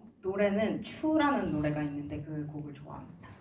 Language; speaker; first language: Korean; native; Korean